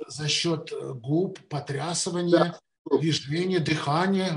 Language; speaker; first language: Russian; native; Russian